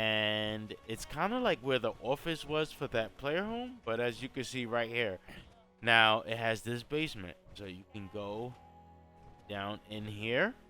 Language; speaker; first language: English; native; English